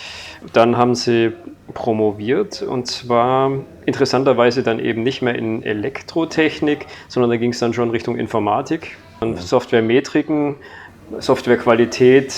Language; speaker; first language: German; native; German